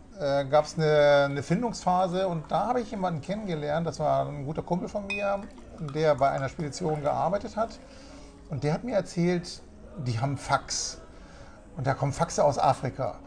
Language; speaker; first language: German; native; German